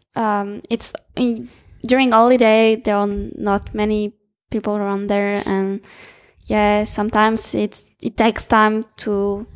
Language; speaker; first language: English; non-native, fluent; French